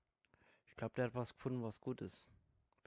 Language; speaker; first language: German; native; German